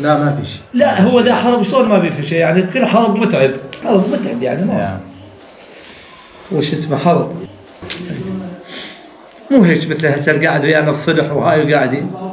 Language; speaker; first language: Arabic; native; Arabic